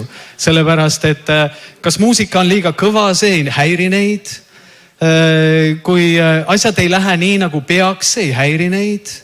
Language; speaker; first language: Estonian; native; Estonian